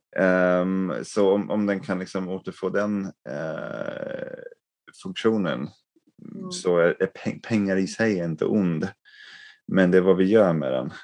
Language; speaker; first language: Swedish; non-native, fluent; English